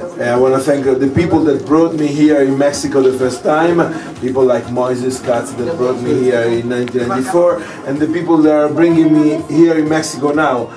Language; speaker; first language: English; non-native, fluent; Italian